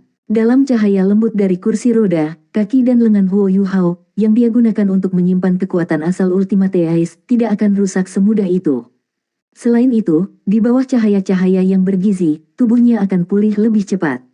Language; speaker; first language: Indonesian; native; Indonesian